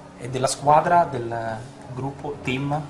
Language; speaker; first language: Italian; native; Italian